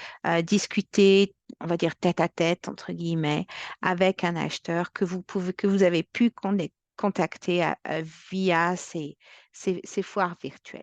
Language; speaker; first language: French; native; French